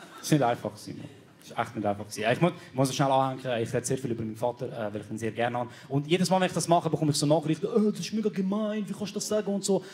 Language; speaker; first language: German; early bilingual, other home language; Croatian